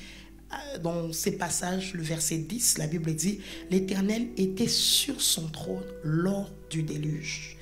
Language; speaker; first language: French; non-native, local second language; Lingala